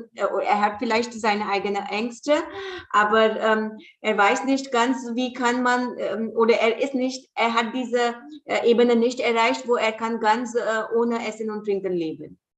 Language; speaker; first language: German; non-native, fluent; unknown